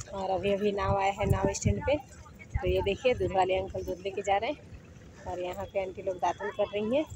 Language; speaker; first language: Hindi; native; Hindi